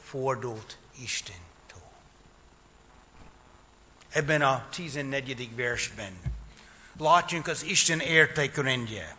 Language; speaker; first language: Hungarian; non-native, fluent; English